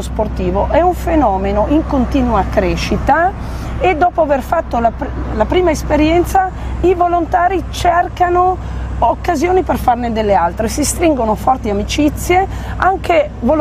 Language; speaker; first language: Italian; native; Italian